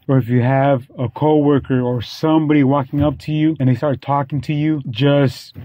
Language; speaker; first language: English; early bilingual, other home language; Spanish